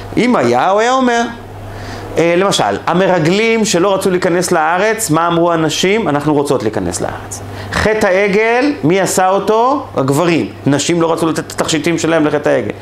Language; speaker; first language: Hebrew; native; Hebrew